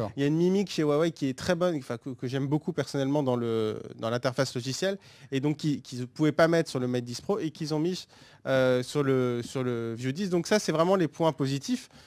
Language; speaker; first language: French; native; French